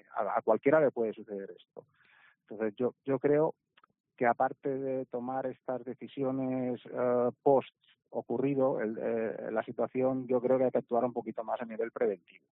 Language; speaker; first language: Spanish; non-native, local second language; Catalan